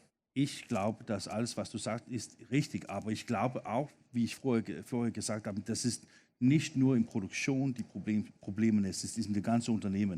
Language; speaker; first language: German; non-native, fluent; Danish